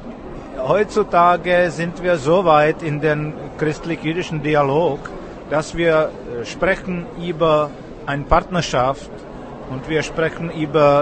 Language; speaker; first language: German; non-native, fluent; Czech